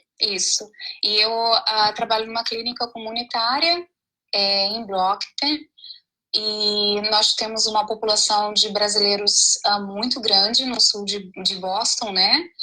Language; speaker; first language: Portuguese; native; Portuguese